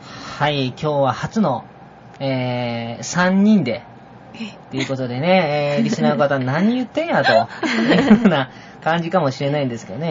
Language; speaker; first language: Japanese; native; Japanese